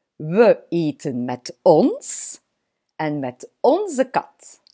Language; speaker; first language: Dutch; non-native, local second language; French